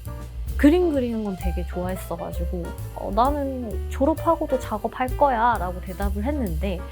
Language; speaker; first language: Korean; native; Korean